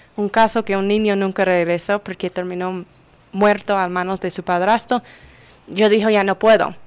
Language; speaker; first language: Spanish; non-native, fluent; English